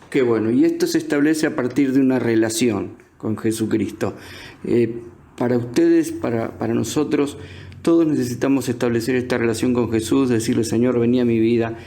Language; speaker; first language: Spanish; native; Spanish